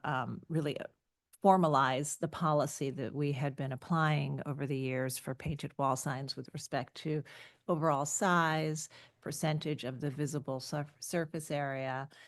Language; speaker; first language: English; native; English